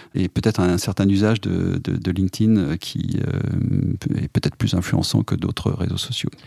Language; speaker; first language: French; native; French